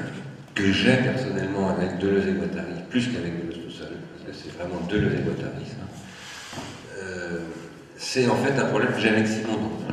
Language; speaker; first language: French; native; French